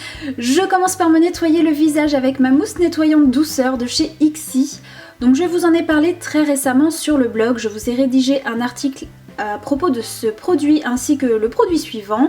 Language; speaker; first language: French; native; French